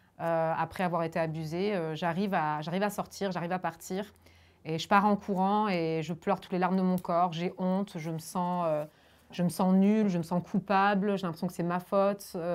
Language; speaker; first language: French; early bilingual, other home language; German